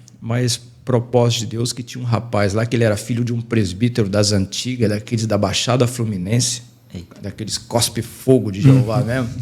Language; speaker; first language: Portuguese; native; Portuguese